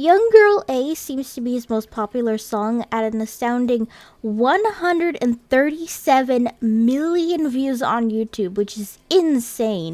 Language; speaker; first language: English; native; English